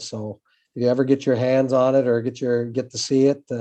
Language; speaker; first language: English; native; English